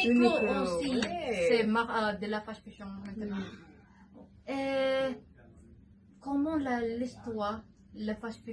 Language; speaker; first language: French; non-native, learner; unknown